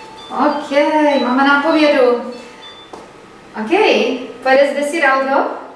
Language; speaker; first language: Spanish; non-native, learner; Czech